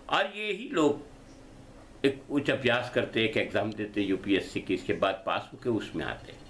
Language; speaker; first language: Hindi; non-native, local second language; Gujarati